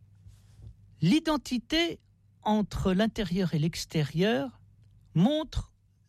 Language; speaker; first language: French; native; French